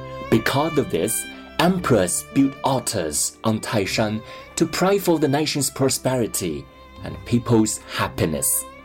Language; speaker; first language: English; non-native, fluent; Chinese